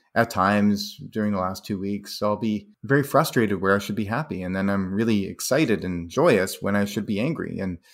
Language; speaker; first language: English; native; English